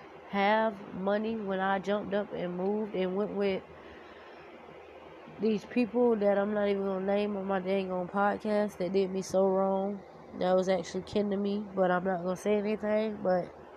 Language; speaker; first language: English; native; English